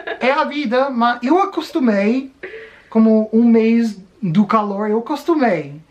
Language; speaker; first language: Portuguese; non-native, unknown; English